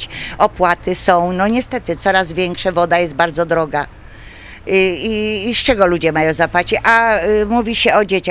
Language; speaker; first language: Polish; native; Polish